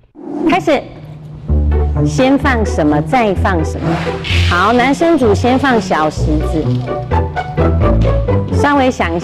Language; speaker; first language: Chinese; native; Chinese